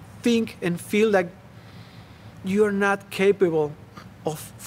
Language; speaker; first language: English; non-native, fluent; Spanish